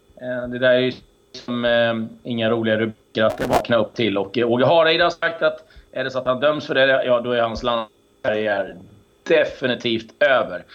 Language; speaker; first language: Swedish; native; Swedish